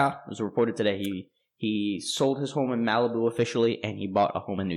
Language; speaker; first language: English; native; English